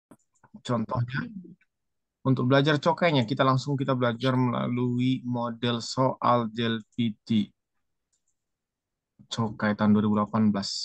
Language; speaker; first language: Indonesian; native; Indonesian